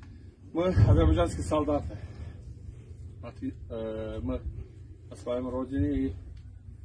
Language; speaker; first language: Russian; non-native, fluent; Azerbaijani